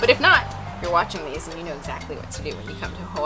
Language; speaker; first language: English; native; English